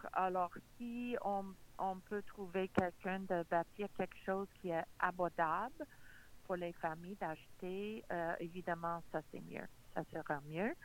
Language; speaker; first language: French; non-native, local second language; English